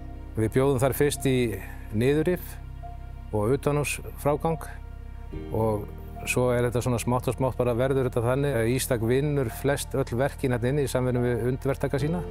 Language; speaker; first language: Icelandic; native; Icelandic